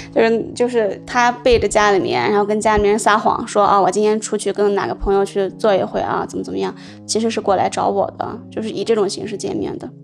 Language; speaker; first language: Chinese; native; Chinese